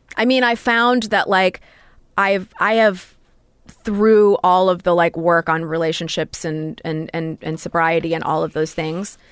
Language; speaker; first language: English; native; English